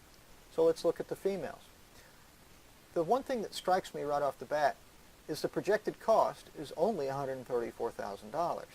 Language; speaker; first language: English; native; English